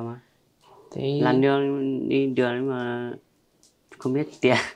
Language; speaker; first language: Vietnamese; non-native, local second language; Hmong